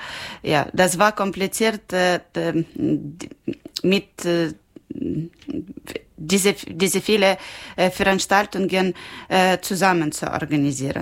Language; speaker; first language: German; non-native, learner; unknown